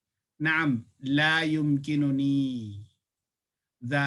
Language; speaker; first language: Arabic; non-native, fluent; Tamil